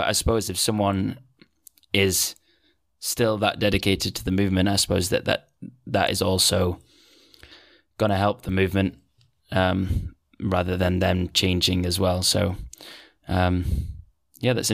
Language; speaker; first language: English; native; English